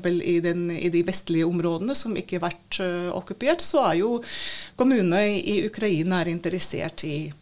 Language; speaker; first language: Norwegian; non-native, fluent; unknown